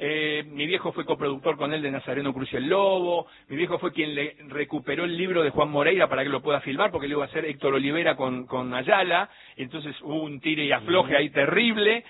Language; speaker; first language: Spanish; native; Spanish